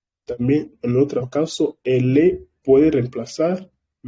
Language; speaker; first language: Spanish; non-native, fluent; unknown